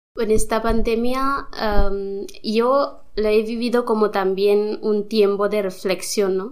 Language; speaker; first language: Spanish; non-native, fluent; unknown